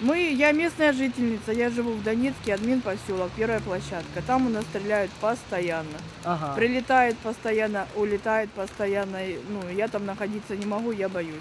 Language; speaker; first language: Russian; native; Russian